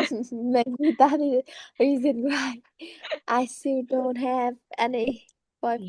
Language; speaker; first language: English; non-native, learner; Vietnamese